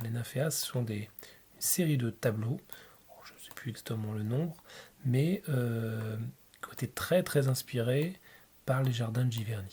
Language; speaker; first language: French; native; French